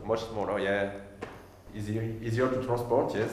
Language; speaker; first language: English; non-native, fluent; French